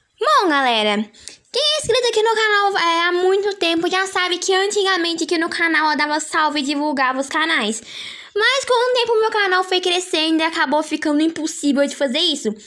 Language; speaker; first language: Portuguese; native; Portuguese